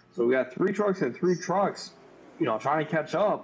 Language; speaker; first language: English; native; English